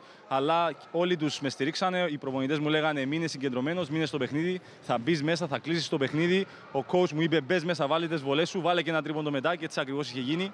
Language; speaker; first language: Greek; native; Greek